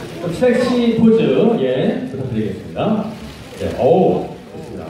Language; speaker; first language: Korean; native; Korean